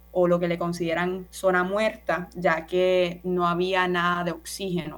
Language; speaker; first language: Spanish; native; Spanish